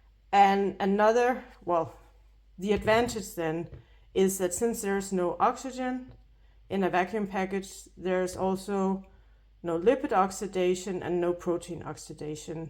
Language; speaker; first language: English; non-native, fluent; Danish